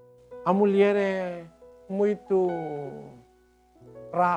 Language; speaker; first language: Portuguese; non-native, learner; Filipino